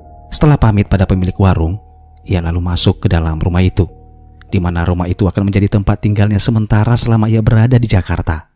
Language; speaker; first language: Indonesian; native; Indonesian